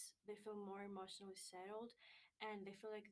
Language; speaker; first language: English; non-native, fluent; Greek